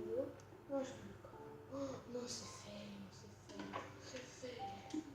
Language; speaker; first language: French; native; French